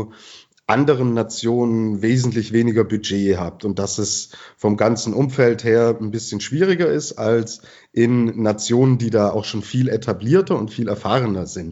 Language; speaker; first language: German; native; German